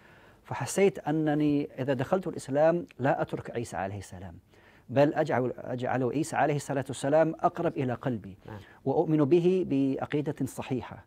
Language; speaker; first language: Arabic; non-native, fluent; English